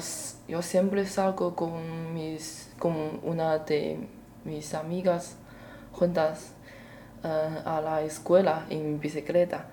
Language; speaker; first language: Spanish; non-native, learner; Chinese